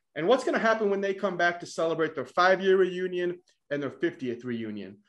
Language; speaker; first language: English; native; English